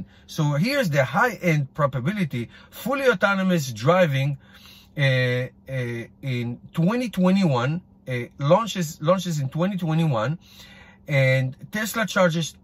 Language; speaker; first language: English; non-native, fluent; Hebrew